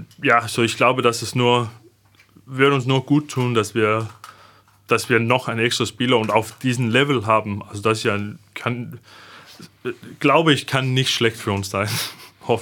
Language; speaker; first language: German; non-native, fluent; Danish